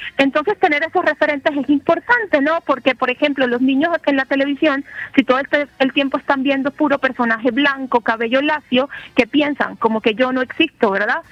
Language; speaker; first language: Spanish; native; Spanish